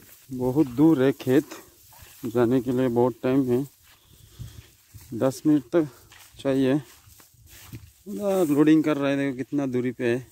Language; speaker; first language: Hindi; non-native, local second language; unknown